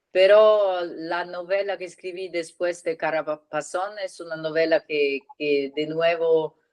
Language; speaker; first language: Spanish; non-native, learner; Italian